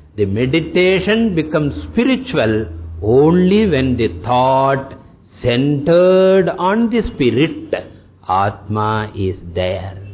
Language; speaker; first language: English; non-native, local second language; Tamil